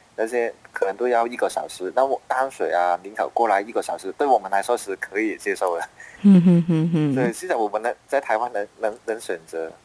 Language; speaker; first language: Chinese; non-native, fluent; Cantonese